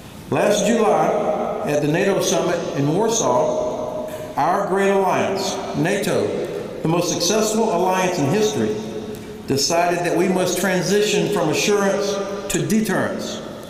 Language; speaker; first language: English; native; English